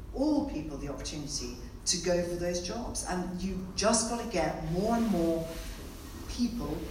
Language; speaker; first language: English; native; English